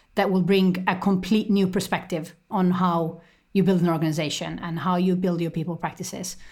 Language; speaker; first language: English; non-native, fluent; Estonian